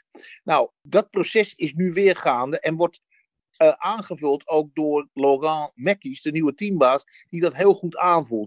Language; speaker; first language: Dutch; native; Dutch